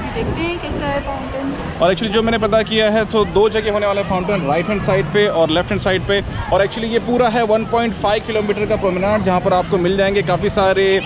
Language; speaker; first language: Hindi; native; Hindi